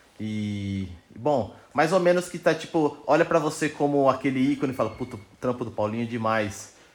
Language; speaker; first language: Portuguese; native; Portuguese